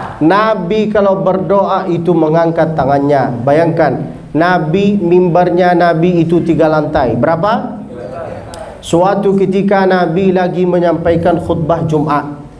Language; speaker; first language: Malay; non-native, fluent; Arabic